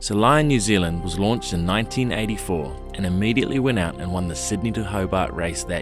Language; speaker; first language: English; native; English